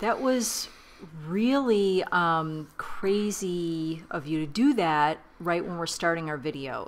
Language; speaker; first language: English; native; English